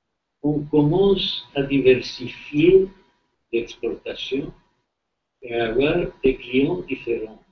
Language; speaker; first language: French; non-native, fluent; Spanish